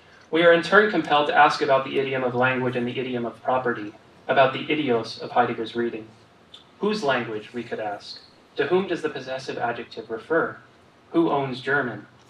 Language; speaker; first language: English; native; English